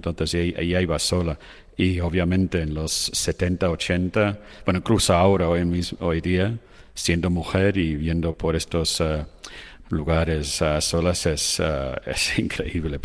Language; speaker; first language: Spanish; non-native, fluent; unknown